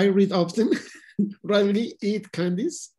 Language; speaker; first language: English; non-native, learner; Spanish